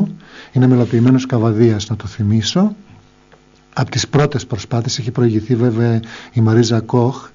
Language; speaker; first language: Greek; native; Greek